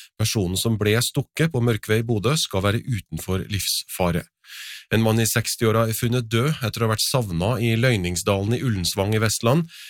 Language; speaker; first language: Norwegian; native; Norwegian